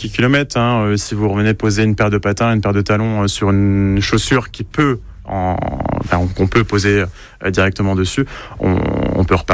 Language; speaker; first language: French; native; French